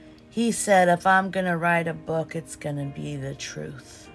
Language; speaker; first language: English; early bilingual, other home language; Portuguese